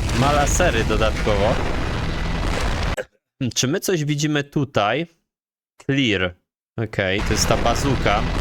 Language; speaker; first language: Polish; native; Polish